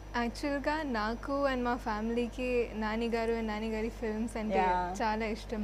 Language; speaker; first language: Telugu; non-native, fluent; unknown